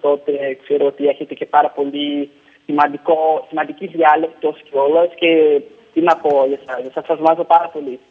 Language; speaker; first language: Greek; non-native, fluent; Portuguese